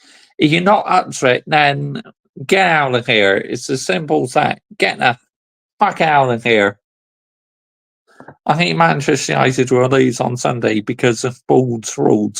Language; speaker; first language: English; native; English